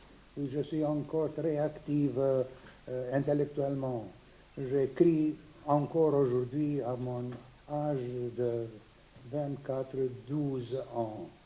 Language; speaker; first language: French; non-native, fluent; Romanian